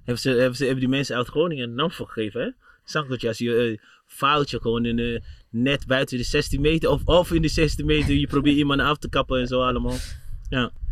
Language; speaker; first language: Dutch; non-native, fluent; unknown